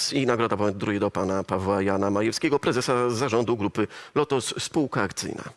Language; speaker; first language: Polish; native; Polish